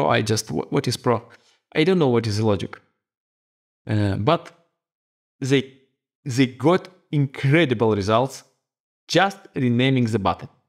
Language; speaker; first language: English; non-native, fluent; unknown